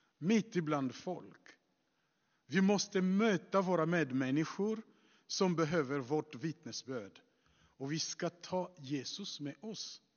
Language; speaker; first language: Swedish; non-native, fluent; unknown